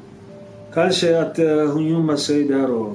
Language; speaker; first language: Swedish; non-native, learner; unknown